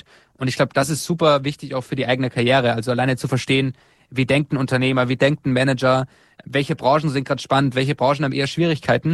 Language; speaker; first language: German; native; German